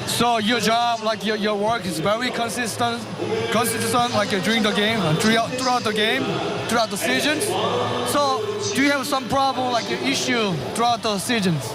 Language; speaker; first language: English; non-native, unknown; Korean